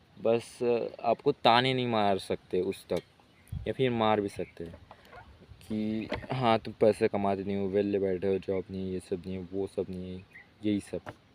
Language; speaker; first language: Hindi; non-native, local second language; Marathi